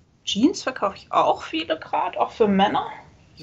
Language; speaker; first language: German; native; German